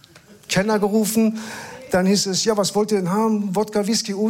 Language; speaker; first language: German; early bilingual, other home language; Persian